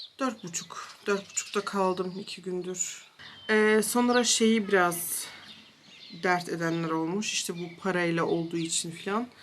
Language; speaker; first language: Turkish; early bilingual, heritage; Turkish